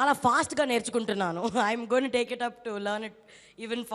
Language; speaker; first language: Telugu; non-native, learner; Tamil